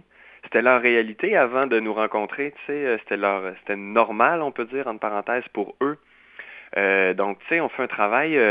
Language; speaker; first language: French; native; French